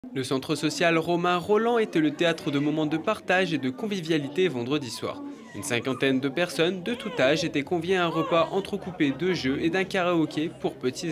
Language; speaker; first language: French; native; French